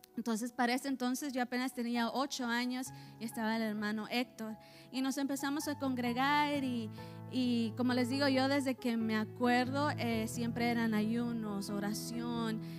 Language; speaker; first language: Spanish; early bilingual, heritage; Spanish